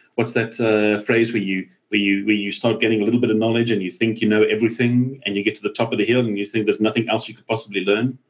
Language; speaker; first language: English; native; English